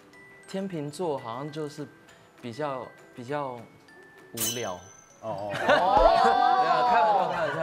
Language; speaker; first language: Chinese; native; Chinese